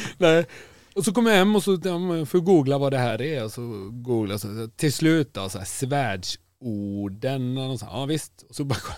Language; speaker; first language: Swedish; native; Swedish